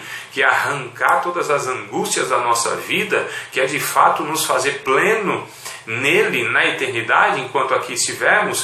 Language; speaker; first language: Portuguese; native; Portuguese